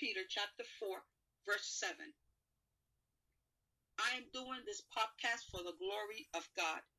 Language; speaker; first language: English; non-native, fluent; Spanish